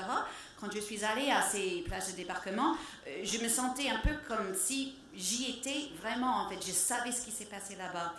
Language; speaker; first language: French; native; French